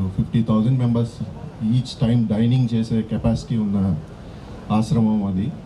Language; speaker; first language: Telugu; native; Telugu